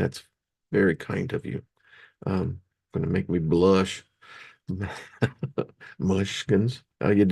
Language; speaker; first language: English; native; English